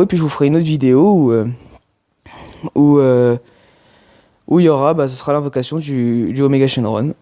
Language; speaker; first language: French; native; French